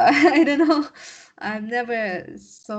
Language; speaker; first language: English; non-native, learner; Russian